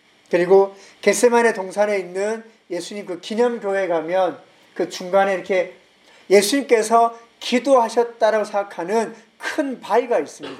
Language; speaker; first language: Korean; native; Korean